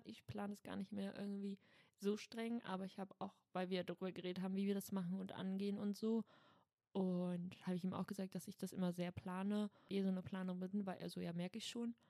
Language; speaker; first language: German; native; German